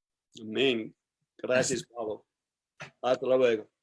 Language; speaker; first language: Spanish; non-native, learner; English